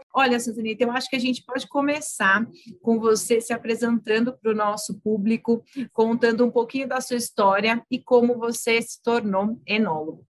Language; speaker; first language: Portuguese; native; Portuguese